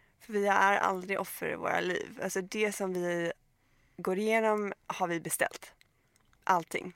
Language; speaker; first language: Swedish; native; Swedish